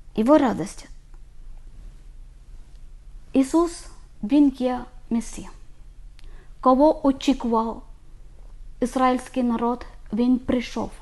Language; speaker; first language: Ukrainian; non-native, learner; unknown